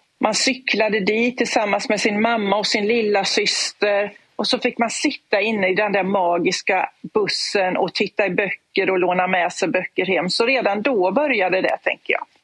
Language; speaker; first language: Swedish; native; Swedish